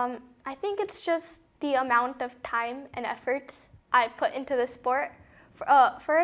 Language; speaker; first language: English; early bilingual, other home language; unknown